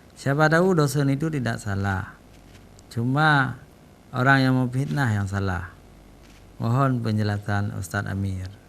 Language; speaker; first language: Malay; non-native, local second language; Achinese